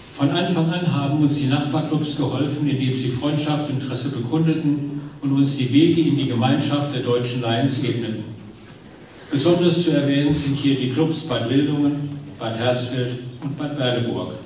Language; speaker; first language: German; native; German